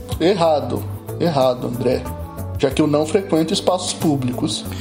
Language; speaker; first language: Portuguese; native; Portuguese